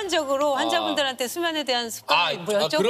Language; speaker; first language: Korean; native; Korean